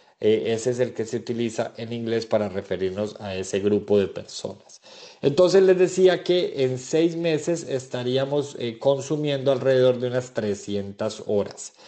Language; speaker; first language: Spanish; native; Spanish